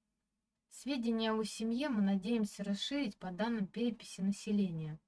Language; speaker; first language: Russian; native; Russian